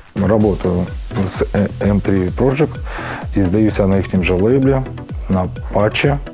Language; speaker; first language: Russian; native; Russian